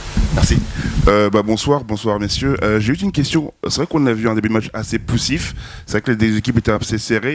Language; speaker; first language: French; native; French